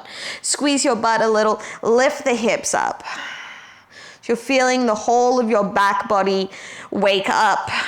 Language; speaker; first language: English; native; English